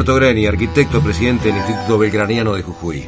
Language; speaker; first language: Spanish; native; Spanish